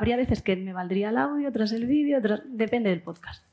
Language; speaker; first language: Spanish; native; Spanish